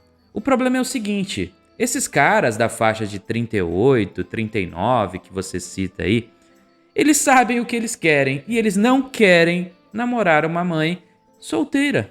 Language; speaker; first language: Portuguese; native; Portuguese